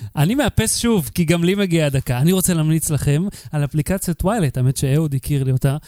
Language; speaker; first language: Hebrew; native; Hebrew